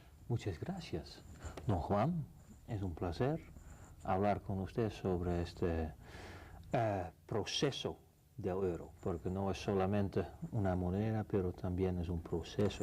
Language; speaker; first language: Spanish; non-native, fluent; Dutch